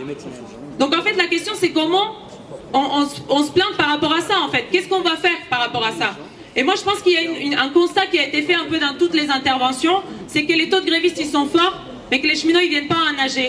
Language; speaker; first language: French; native; French